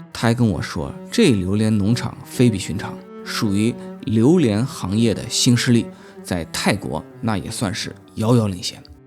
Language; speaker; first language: Chinese; native; Chinese